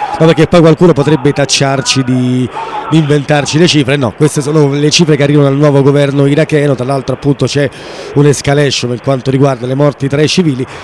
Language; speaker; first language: Italian; native; Italian